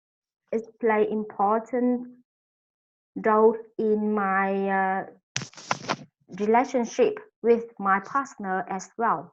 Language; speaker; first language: English; non-native, learner; Vietnamese